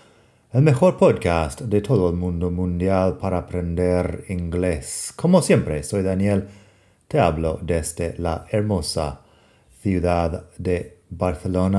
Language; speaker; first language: Spanish; non-native, fluent; English